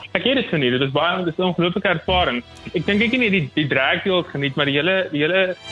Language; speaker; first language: Afrikaans; native; Afrikaans